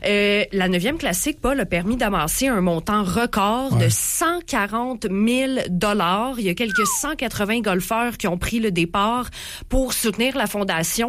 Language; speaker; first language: French; native; French